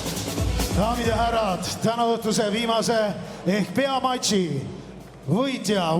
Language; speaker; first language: Estonian; native; Estonian